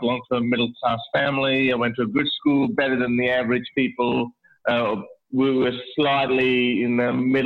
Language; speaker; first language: English; non-native, local second language; Urdu